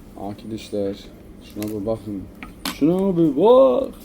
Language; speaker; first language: Turkish; early bilingual, heritage; Turkish